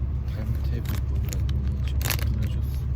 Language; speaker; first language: Korean; non-native, learner; Japanese